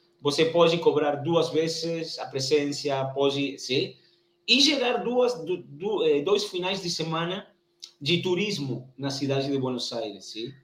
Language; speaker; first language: Portuguese; non-native, learner; Spanish